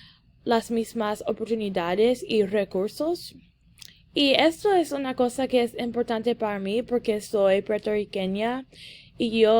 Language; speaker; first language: Spanish; early bilingual, heritage; English